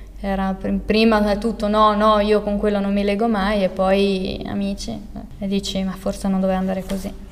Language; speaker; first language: Italian; early bilingual, other home language; Albanian